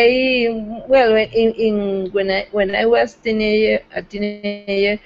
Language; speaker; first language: English; non-native, fluent; Spanish